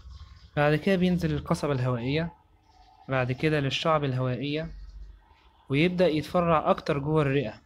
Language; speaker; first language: Arabic; native; Arabic